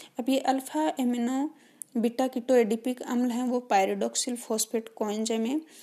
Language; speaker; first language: Hindi; native; Hindi